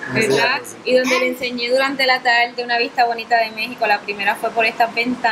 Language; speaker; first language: Spanish; native; Spanish